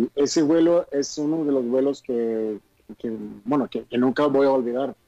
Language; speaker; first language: Spanish; non-native, fluent; Swedish